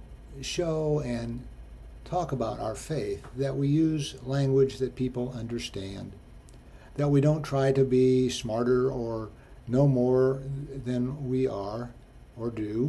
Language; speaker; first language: English; native; English